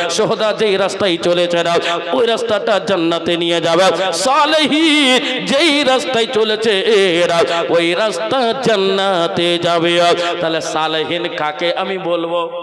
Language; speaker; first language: Bangla; non-native, local second language; Urdu